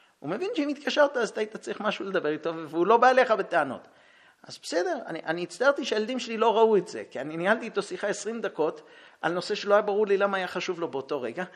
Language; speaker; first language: Hebrew; early bilingual, heritage; Hebrew